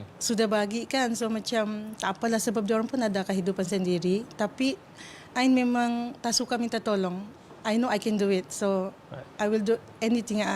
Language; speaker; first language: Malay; non-native, fluent; Filipino